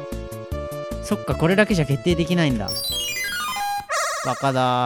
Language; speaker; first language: Japanese; native; Japanese